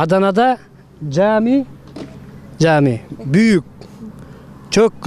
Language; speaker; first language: Turkish; non-native, learner; Kyrgyz